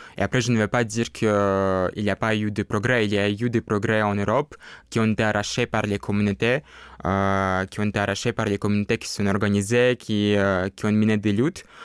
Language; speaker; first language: French; non-native, fluent; Russian